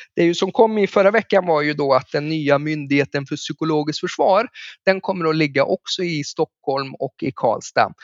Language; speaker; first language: Swedish; native; Swedish